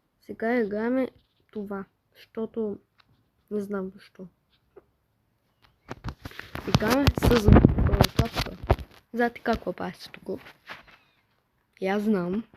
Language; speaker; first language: Bulgarian; non-native, learner; Russian